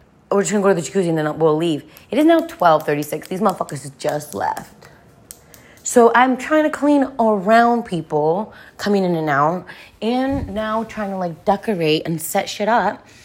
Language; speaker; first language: English; early bilingual, other home language; Spanish